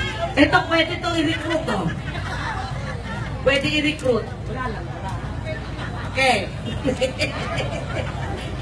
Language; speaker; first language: Filipino; native; Filipino